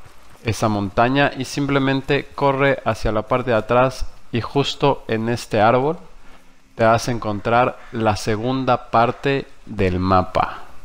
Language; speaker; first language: Spanish; native; Spanish